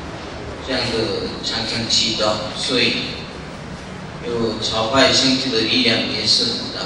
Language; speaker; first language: Chinese; non-native, learner; Korean